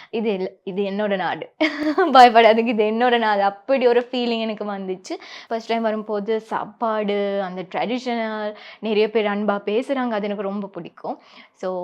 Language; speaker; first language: Tamil; non-native, local second language; Sinhala